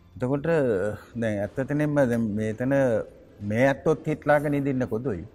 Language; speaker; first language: Sinhala; native; Sinhala